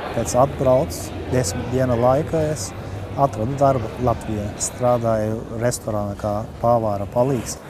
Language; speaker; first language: Latvian; non-native, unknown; Turkish